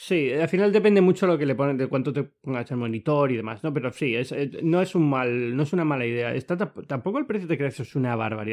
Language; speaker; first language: Spanish; native; Spanish